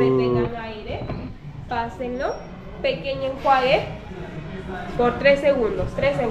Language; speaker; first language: Spanish; native; Spanish